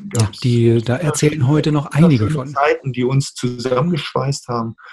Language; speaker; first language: German; native; German